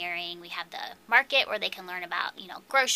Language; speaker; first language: English; native; English